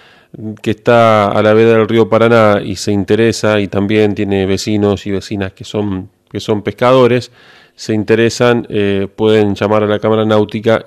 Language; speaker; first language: Spanish; native; Spanish